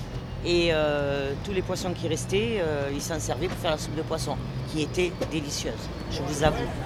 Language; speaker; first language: French; native; French